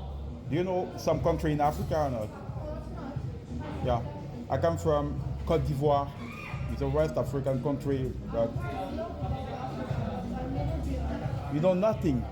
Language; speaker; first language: English; non-native, learner; French